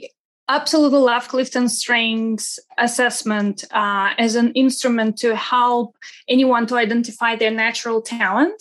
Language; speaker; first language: English; non-native, fluent; Russian